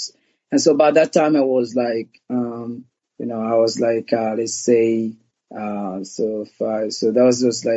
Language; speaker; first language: English; non-native, local second language; Kinyarwanda